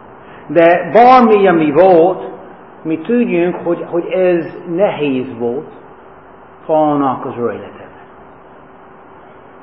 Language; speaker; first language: Hungarian; non-native, fluent; English